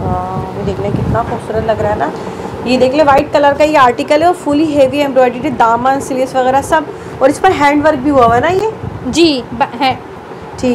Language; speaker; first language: Urdu; native; Urdu